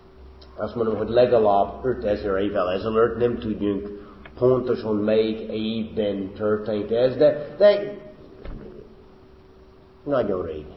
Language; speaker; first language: Hungarian; non-native, fluent; English